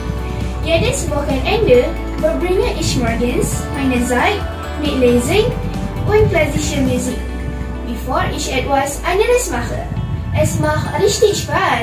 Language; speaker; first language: German; non-native, learner; Malay